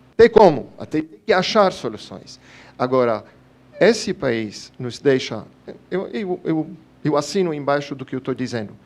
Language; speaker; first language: Portuguese; non-native, fluent; Arabic